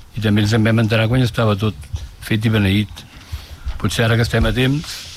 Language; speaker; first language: Catalan; native; Catalan